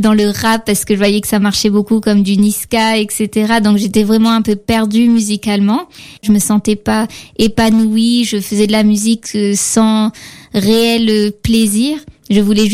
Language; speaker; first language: French; native; French